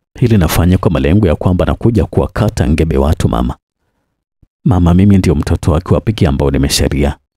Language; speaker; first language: Swahili; native; Swahili